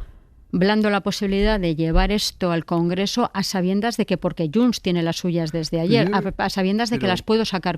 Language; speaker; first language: Spanish; native; Spanish